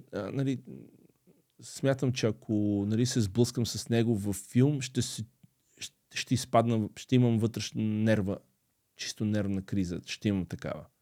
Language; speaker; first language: Bulgarian; early bilingual, other home language; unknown